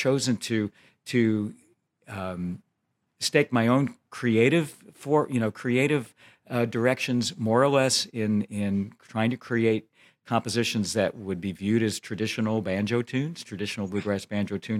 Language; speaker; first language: English; native; English